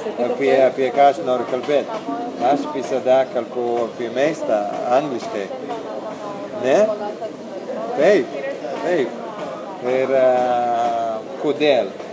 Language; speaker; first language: Lithuanian; non-native, learner; Italian